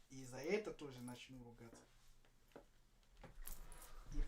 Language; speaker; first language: Russian; non-native, fluent; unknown